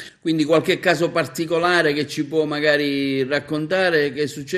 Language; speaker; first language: Italian; native; Italian